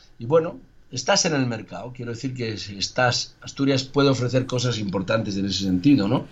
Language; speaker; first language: Spanish; native; Spanish